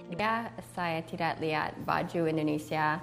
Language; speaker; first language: Indonesian; early bilingual, heritage; English